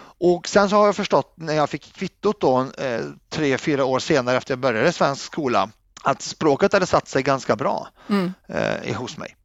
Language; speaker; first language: Swedish; early bilingual, other home language; Arabic